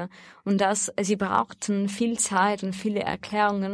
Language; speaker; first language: German; non-native, fluent; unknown